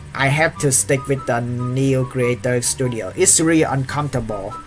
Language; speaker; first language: English; non-native, learner; Vietnamese